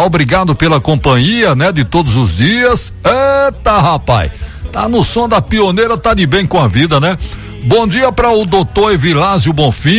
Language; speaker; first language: Portuguese; native; Portuguese